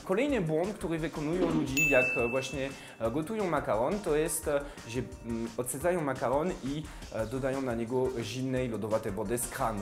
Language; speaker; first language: Polish; non-native, fluent; French